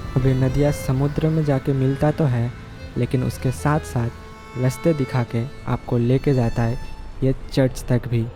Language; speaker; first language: Hindi; non-native, local second language; Bangla